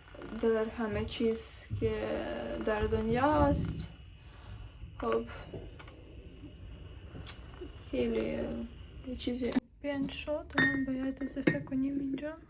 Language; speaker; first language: Persian; non-native, learner; Ukrainian